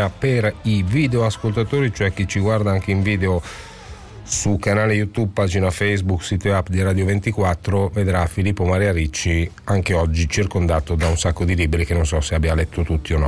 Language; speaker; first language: Italian; native; Italian